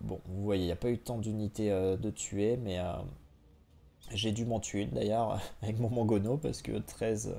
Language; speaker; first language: French; native; French